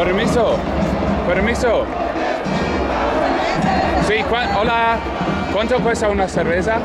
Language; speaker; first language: Spanish; non-native, learner; English